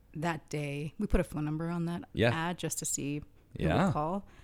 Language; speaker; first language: English; early bilingual, other home language; Arabic